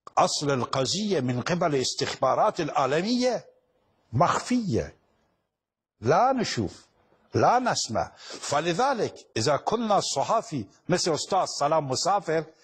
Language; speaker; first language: Arabic; non-native, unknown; Persian